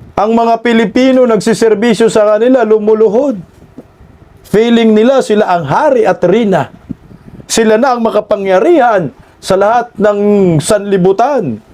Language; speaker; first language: Filipino; non-native, local second language; Cebuano